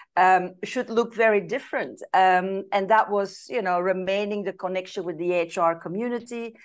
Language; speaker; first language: English; non-native, fluent; Dutch